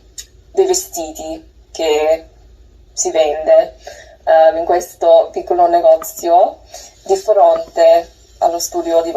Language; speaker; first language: Italian; non-native, learner; English